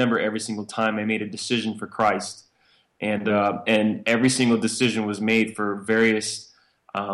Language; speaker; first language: English; native; English